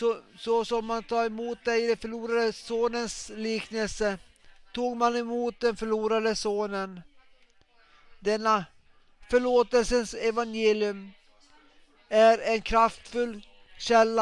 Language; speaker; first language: Swedish; non-native, local second language; Finnish